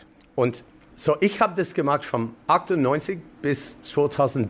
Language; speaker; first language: German; non-native, fluent; English